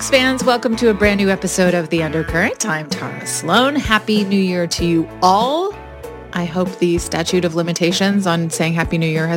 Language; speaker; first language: English; native; English